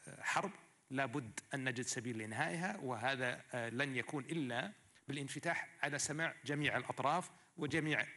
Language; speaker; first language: Arabic; native; Arabic